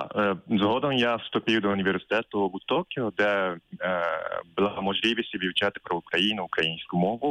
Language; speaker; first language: Ukrainian; non-native, fluent; Japanese